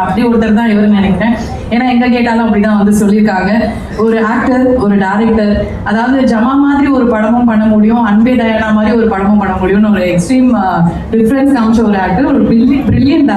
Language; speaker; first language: Tamil; native; Tamil